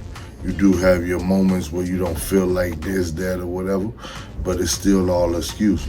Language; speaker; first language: English; native; English